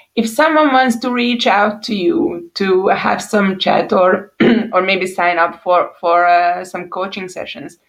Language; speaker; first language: English; non-native, fluent; Hungarian